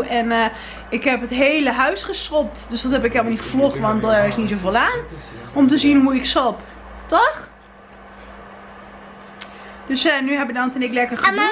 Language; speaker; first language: Dutch; native; Dutch